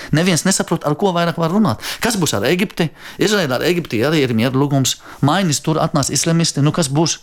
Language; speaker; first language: Latvian; non-native, fluent; Arabic